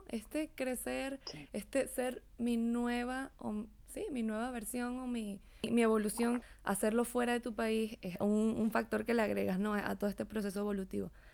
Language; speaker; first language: Spanish; native; Spanish